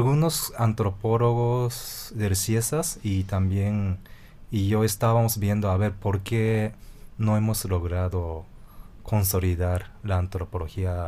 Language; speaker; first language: Spanish; non-native, fluent; Japanese